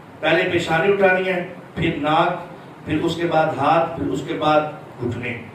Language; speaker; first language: Urdu; non-native, local second language; Punjabi